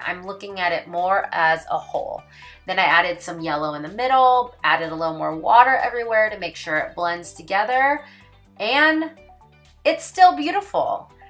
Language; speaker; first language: English; native; English